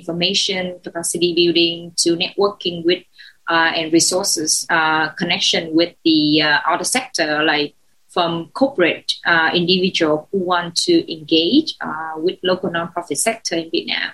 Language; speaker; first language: English; non-native, fluent; Vietnamese